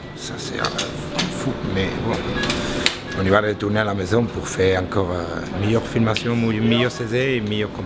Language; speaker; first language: French; non-native, learner; Spanish